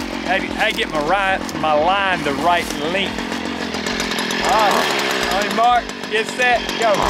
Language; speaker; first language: English; native; English